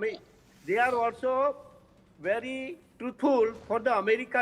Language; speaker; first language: Hindi; non-native, local second language; Gujarati